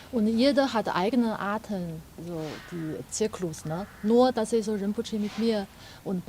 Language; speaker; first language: German; non-native, fluent; Chinese